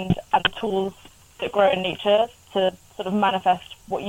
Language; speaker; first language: English; native; English